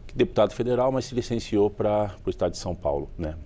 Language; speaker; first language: Portuguese; native; Portuguese